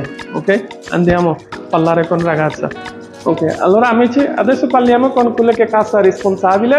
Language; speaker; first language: Italian; non-native, learner; Bangla